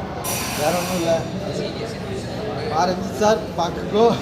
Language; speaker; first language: Tamil; non-native, local second language; Malayalam